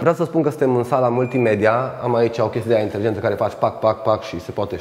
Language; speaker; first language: Romanian; native; Romanian